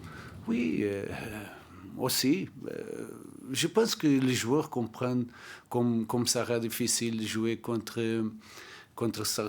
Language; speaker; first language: French; non-native, learner; Portuguese